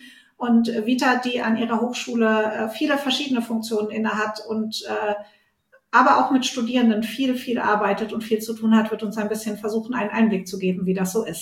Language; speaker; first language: German; native; German